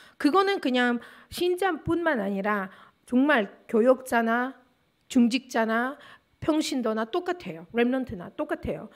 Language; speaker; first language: Korean; non-native, fluent; Russian